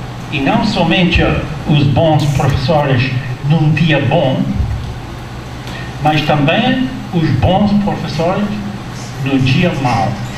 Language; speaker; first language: Portuguese; non-native, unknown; English